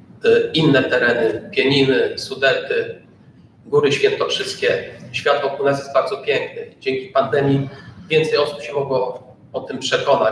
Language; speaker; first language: Polish; native; Polish